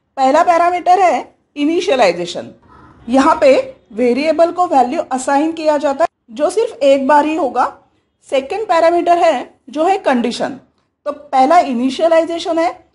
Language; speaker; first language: Hindi; native; Hindi